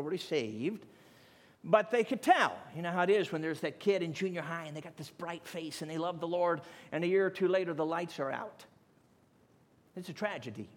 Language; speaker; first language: English; native; English